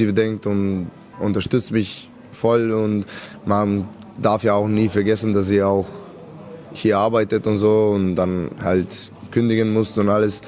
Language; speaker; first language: German; non-native, fluent; Serbian